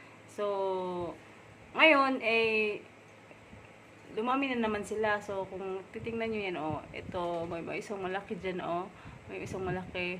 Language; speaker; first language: Filipino; non-native, local second language; Cebuano